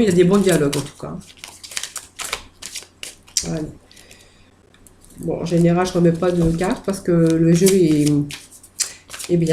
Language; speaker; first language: French; native; French